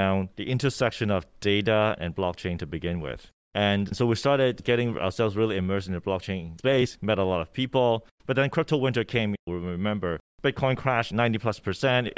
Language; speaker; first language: English; early bilingual, other home language; Cantonese